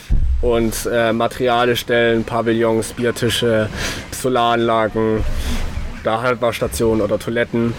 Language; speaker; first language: German; native; German